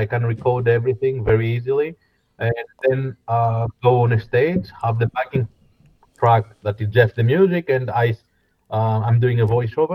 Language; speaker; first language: English; non-native, fluent; Greek